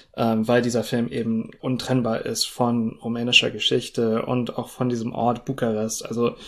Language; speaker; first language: German; non-native, fluent; English